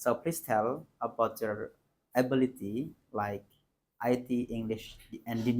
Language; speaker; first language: English; non-native, fluent; Indonesian